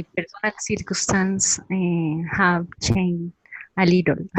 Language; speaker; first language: English; non-native, learner; Spanish